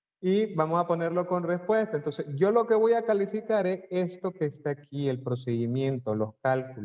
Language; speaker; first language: Spanish; native; Spanish